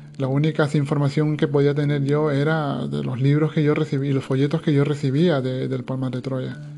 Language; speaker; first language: Spanish; native; Spanish